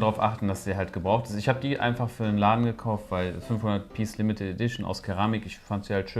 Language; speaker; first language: German; native; German